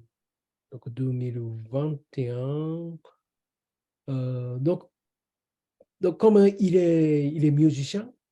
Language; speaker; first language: French; non-native, learner; Japanese